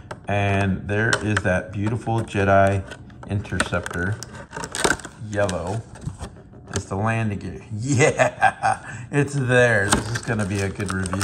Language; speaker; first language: English; native; English